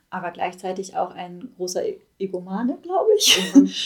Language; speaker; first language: German; native; German